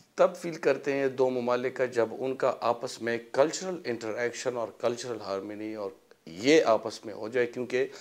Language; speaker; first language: Urdu; non-native, local second language; Pashto